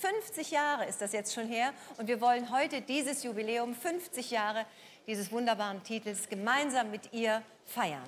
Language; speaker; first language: German; native; German